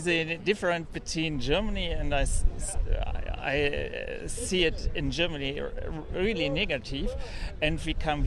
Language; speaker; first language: English; non-native, learner; German